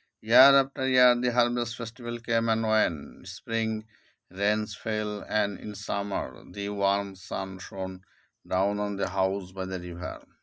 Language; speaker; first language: English; non-native, local second language; Bangla